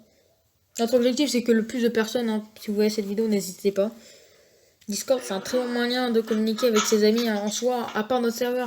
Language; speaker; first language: French; native; French